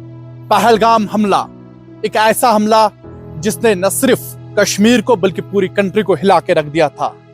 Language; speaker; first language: Hindi; native; Hindi